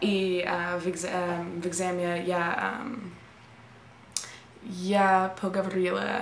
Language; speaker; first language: Russian; non-native, learner; English